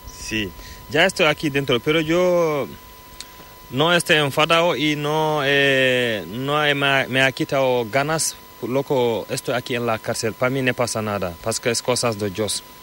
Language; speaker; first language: Spanish; non-native, learner; Fula